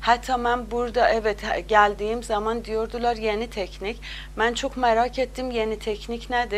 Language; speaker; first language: Turkish; non-native, learner; Azerbaijani